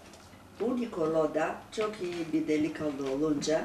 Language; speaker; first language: Turkish; non-native, local second language; Greek